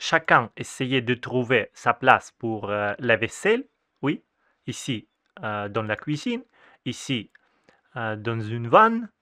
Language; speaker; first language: French; non-native, fluent; Russian